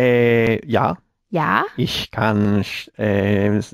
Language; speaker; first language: German; non-native, learner; Spanish